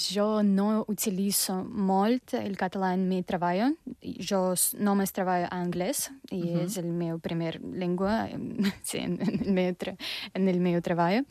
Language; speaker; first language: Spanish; non-native, learner; English